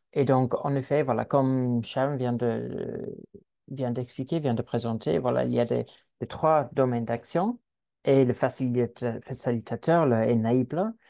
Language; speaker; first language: French; non-native, fluent; English